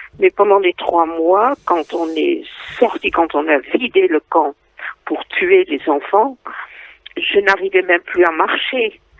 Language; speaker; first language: French; non-native, fluent; Dutch